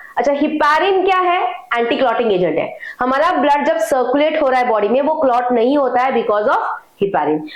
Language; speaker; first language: Hindi; non-native, local second language; Marathi